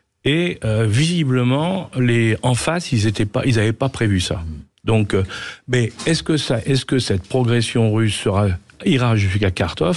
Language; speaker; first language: French; native; French